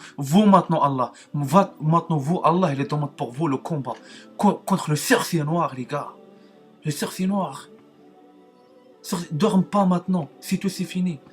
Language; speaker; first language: French; non-native, learner; Arabic